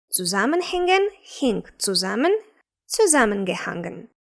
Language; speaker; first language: German; non-native, fluent; Ukrainian